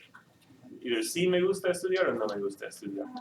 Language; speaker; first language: Spanish; non-native, fluent; English